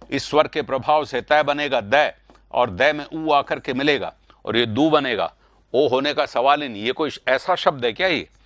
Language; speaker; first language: Hindi; native; Hindi